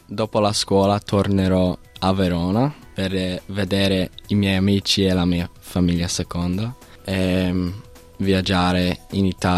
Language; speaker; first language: Italian; non-native, learner; English